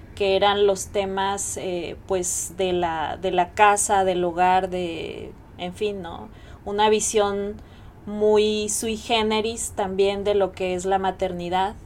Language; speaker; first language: Spanish; native; Spanish